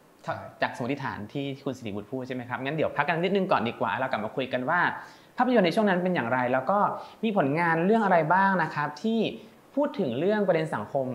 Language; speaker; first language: Thai; native; Thai